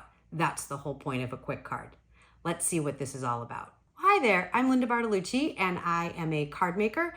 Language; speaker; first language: English; native; English